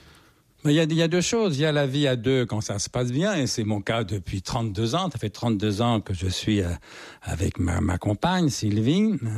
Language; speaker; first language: French; native; French